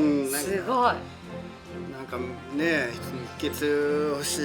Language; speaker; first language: Japanese; non-native, fluent; Swedish